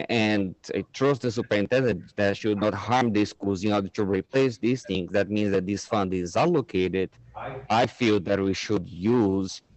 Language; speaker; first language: English; non-native, fluent; Portuguese